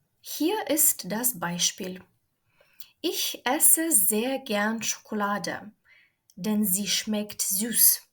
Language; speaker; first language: German; non-native, fluent; Ukrainian